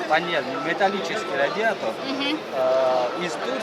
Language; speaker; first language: Russian; non-native, fluent; Georgian